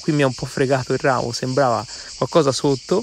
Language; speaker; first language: Italian; native; Italian